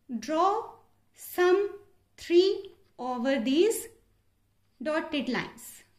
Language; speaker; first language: English; non-native, local second language; Hindi